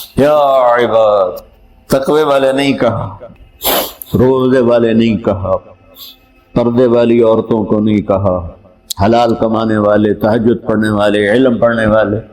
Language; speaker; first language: Urdu; non-native, local second language; Punjabi